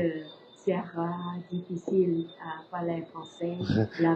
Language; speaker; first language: French; non-native, learner; English